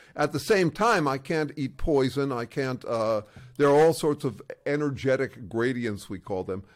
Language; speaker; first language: English; native; English